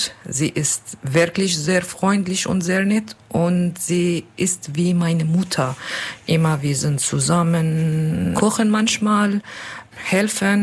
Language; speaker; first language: German; non-native, learner; English